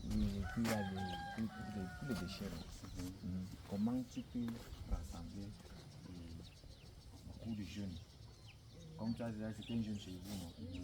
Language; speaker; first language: French; non-native, local second language; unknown